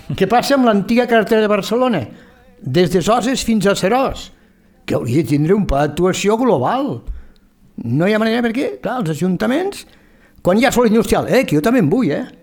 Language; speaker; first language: Catalan; native; Catalan